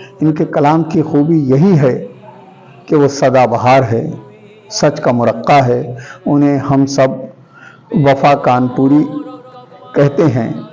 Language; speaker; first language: Urdu; native; Urdu